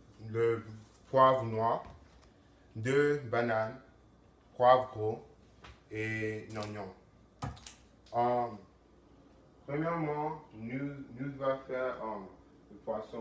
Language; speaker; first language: French; non-native, learner; English